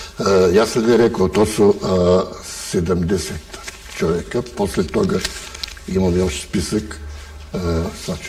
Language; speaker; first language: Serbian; early bilingual, heritage; Bulgarian